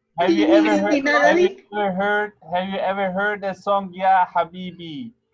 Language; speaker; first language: English; non-native, fluent; Arabic